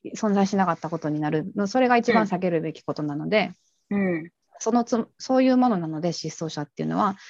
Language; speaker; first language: Japanese; native; Japanese